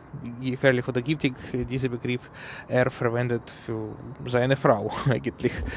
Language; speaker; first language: German; non-native, learner; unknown